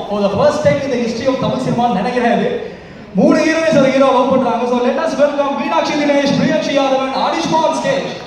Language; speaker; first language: Tamil; native; Tamil